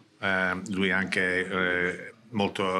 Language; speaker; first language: Italian; non-native, learner; English